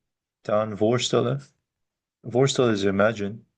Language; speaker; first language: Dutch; non-native, learner; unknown